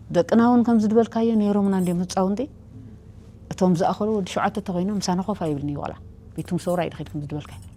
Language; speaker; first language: Tigrinya; native; Tigrinya